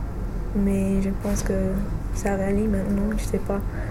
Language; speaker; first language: French; non-native, fluent; English